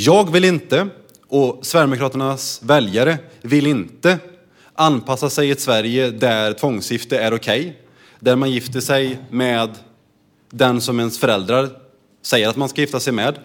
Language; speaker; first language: Swedish; native; Swedish